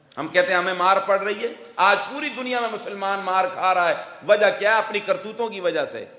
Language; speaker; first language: Urdu; non-native, local second language; Pashto